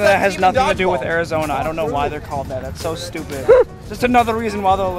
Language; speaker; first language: English; native; English